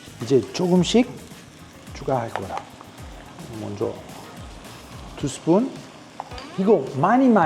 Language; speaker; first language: Korean; non-native, fluent; Italian